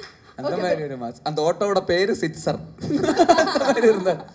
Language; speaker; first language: Tamil; non-native, learner; Malayalam